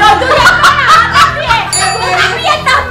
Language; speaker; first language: Spanish; native; Spanish